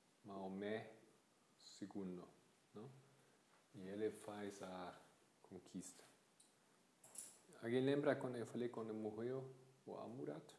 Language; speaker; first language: Portuguese; non-native, fluent; Spanish